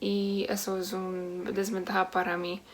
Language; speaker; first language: Spanish; non-native, learner; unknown